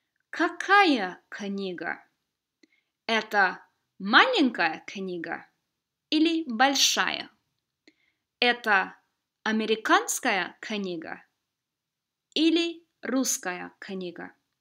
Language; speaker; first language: Russian; non-native, fluent; English